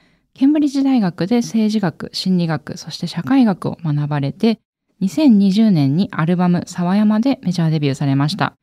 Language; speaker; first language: Japanese; native; Japanese